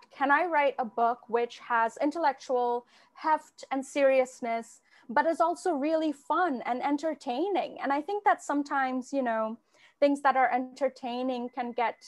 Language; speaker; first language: English; non-native, local second language; Bangla